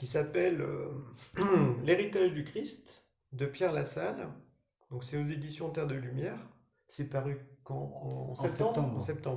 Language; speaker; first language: French; native; French